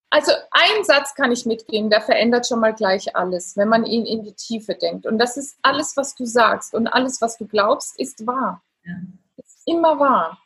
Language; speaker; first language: German; non-native, fluent; Italian